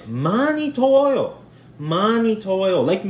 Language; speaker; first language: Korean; non-native, learner; English